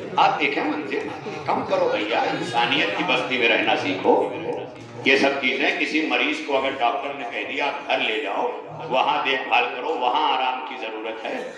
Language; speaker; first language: Urdu; non-native, local second language; Awadhi